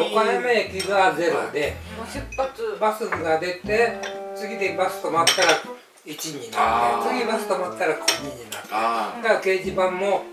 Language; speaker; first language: Japanese; native; Japanese